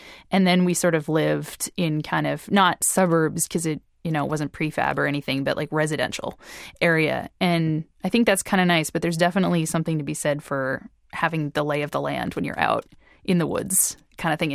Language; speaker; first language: English; native; English